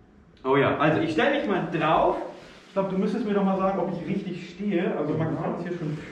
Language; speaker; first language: German; native; German